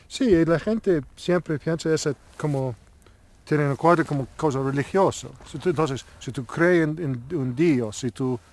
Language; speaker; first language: Spanish; non-native, learner; English